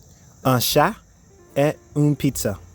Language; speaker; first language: French; non-native, learner; English